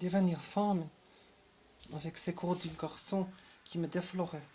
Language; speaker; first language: French; non-native, learner; German